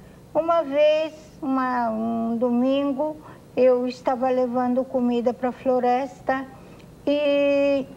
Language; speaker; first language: Portuguese; non-native, fluent; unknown